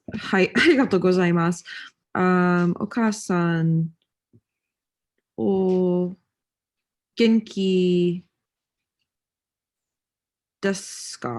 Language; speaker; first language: Japanese; non-native, learner; English